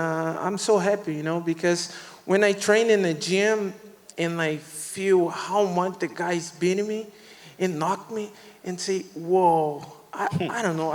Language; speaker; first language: English; non-native, learner; Portuguese